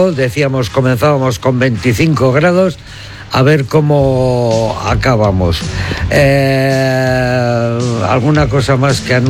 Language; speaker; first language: Spanish; native; Spanish